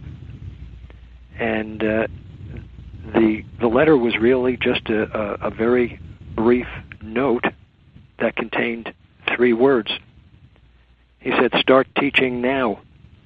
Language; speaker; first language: English; native; English